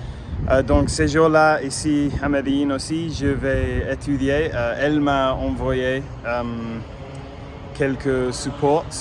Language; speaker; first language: French; non-native, fluent; English